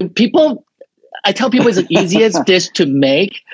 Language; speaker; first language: English; non-native, fluent; Chinese